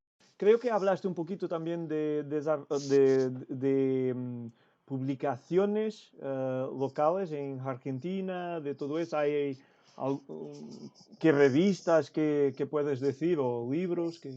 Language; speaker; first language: Spanish; non-native, fluent; Portuguese